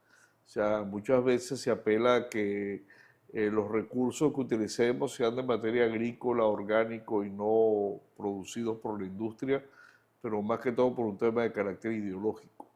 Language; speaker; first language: Spanish; native; Spanish